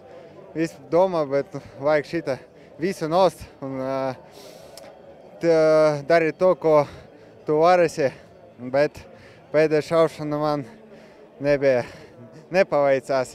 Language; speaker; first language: Latvian; non-native, local second language; Russian